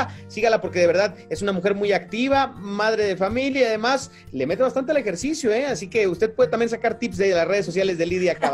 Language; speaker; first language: Spanish; native; Spanish